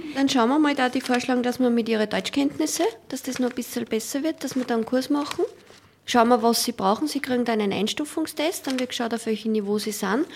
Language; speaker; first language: German; native; German